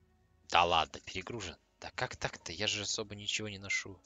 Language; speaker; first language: Russian; native; Russian